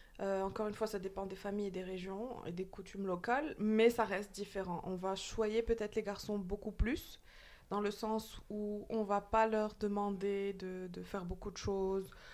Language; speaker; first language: French; non-native, local second language; Arabic